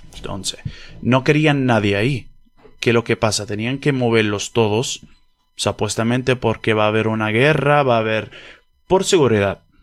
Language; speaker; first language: Spanish; non-native, fluent; Arabic